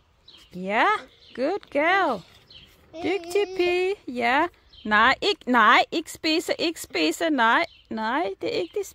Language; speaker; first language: Danish; non-native, learner; English